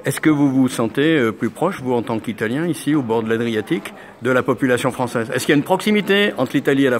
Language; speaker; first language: French; native; French